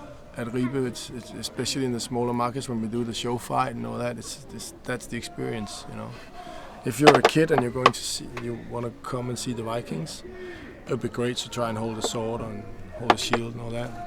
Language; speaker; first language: English; non-native, fluent; Danish